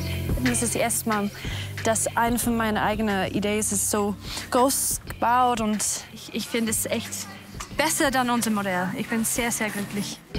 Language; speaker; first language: German; non-native, learner; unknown